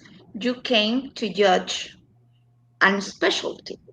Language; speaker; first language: English; non-native, learner; Spanish